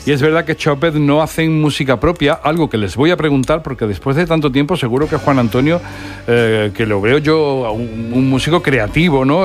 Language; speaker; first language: Spanish; native; Spanish